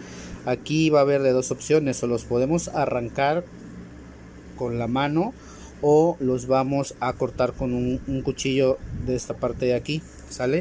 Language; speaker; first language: Spanish; native; Spanish